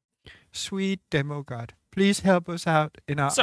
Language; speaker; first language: English; non-native, fluent; Danish